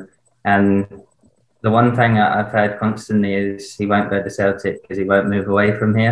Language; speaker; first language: English; native; English